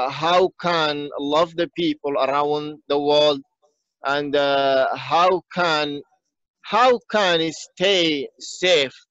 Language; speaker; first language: English; non-native, learner; Arabic